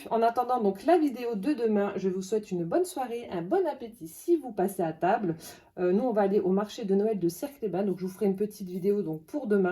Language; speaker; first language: French; native; French